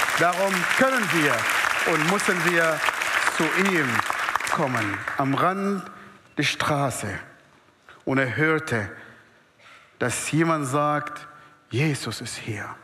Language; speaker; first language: German; non-native, fluent; Arabic